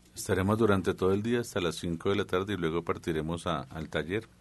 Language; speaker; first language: Spanish; native; Spanish